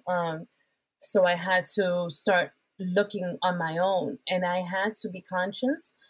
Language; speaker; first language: English; early bilingual, other home language; Spanish